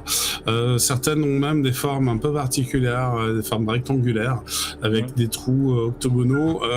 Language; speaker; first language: French; native; French